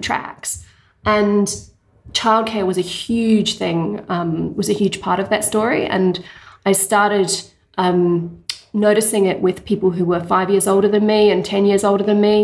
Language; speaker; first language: English; native; English